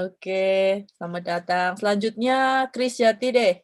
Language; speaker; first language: Indonesian; native; Indonesian